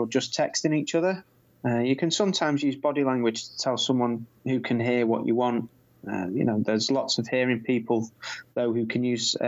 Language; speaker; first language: English; non-native, fluent; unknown